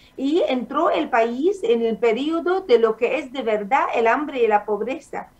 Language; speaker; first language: Spanish; non-native, fluent; Arabic